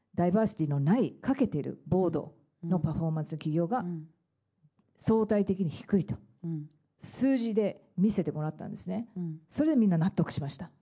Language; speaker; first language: Japanese; non-native, fluent; English